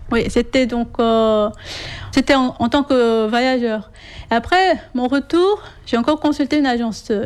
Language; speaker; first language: French; non-native, fluent; Korean